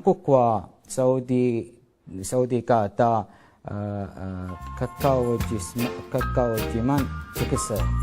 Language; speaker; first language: Korean; non-native, learner; Arabic